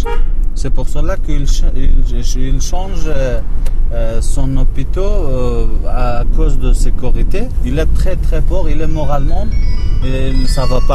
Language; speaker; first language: French; non-native, learner; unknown